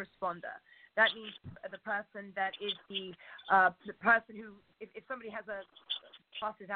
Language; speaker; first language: English; native; English